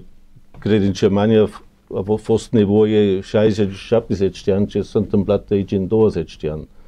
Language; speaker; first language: Romanian; non-native, learner; German